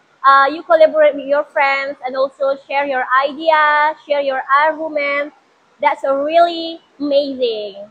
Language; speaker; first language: English; non-native, fluent; Indonesian